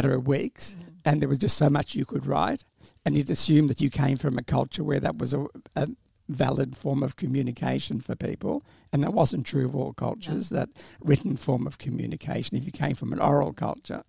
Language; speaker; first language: English; early bilingual, other home language; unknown